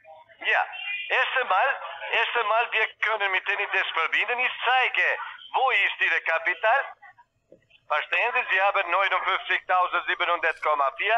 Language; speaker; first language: German; non-native, learner; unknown